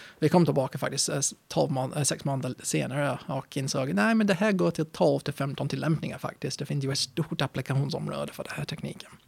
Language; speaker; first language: Swedish; non-native, fluent; English